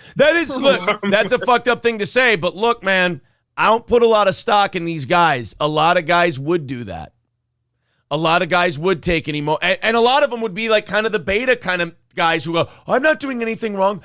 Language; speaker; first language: English; native; English